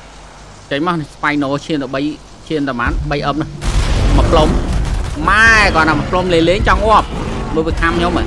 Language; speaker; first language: Khmer; native; Khmer